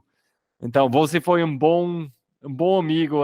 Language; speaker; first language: Portuguese; non-native, fluent; English